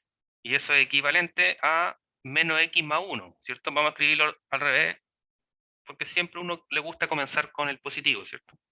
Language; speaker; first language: Spanish; native; Spanish